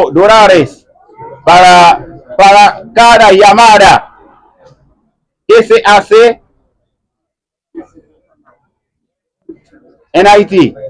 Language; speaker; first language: Spanish; non-native, learner; Haitian Creole